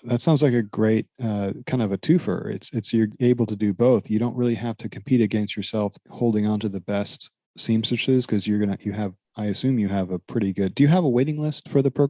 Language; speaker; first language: English; native; English